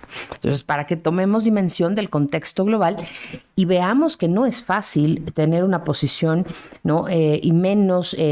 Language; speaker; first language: Spanish; native; Spanish